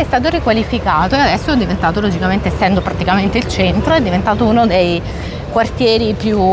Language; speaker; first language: Italian; native; Italian